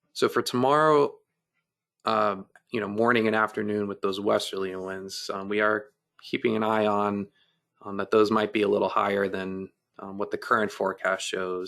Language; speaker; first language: English; native; English